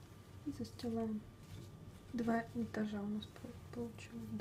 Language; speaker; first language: Russian; non-native, learner; Turkish